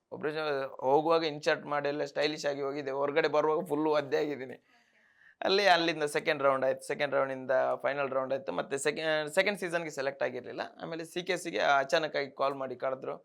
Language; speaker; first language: Kannada; non-native, local second language; Tulu